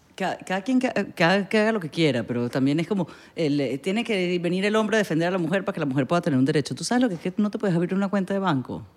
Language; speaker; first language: Spanish; native; Spanish